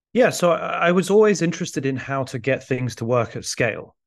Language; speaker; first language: English; early bilingual, other home language; Arabic